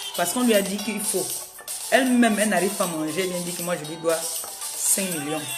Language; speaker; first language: French; non-native, local second language; Basaa